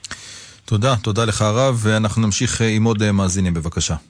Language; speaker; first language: Hebrew; native; Hebrew